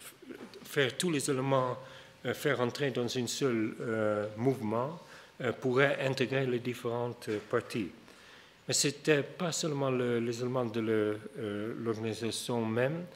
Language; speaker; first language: French; non-native, fluent; Dutch